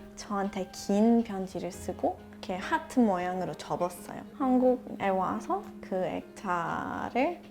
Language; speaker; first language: Korean; non-native, fluent; English